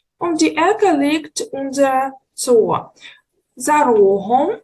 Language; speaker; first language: German; non-native, learner; Ukrainian